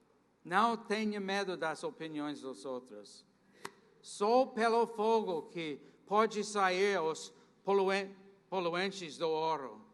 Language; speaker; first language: Portuguese; non-native, fluent; English